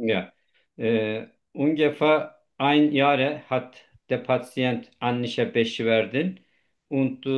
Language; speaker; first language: German; non-native, learner; Turkish